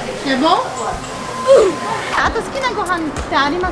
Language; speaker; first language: Japanese; non-native, learner; French